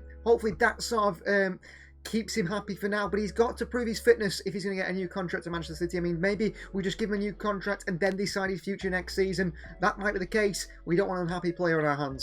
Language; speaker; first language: English; native; English